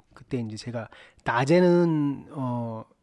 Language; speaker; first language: Korean; native; Korean